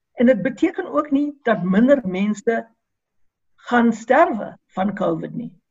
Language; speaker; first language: Afrikaans; non-native, local second language; English